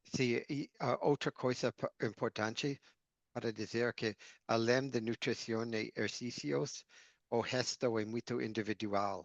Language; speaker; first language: Portuguese; non-native, learner; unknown